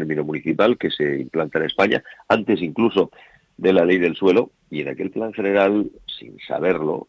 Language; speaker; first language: Spanish; native; Spanish